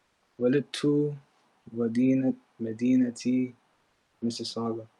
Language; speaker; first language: Arabic; non-native, learner; English